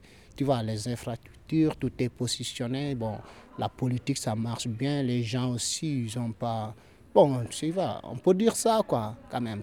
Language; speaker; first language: French; non-native, local second language; Fula